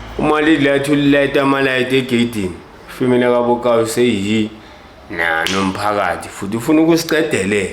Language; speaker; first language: Zulu; native; Zulu